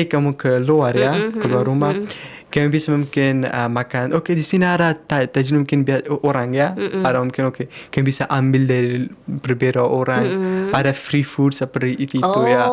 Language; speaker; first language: Indonesian; non-native, learner; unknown